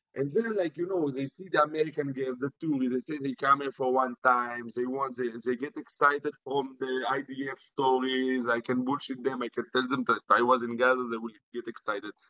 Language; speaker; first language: English; non-native, fluent; Hebrew